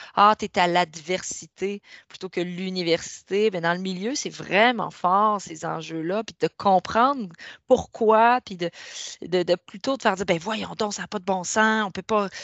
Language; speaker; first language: French; native; French